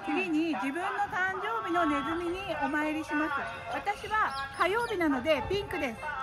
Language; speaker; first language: Japanese; native; Japanese